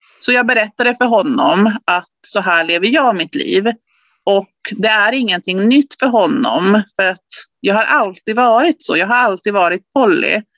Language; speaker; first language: Swedish; early bilingual, other home language; Spanish